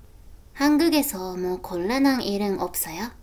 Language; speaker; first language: Korean; non-native, fluent; Japanese